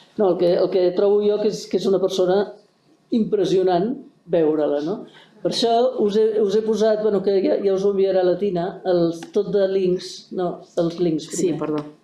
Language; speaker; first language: Catalan; native; Catalan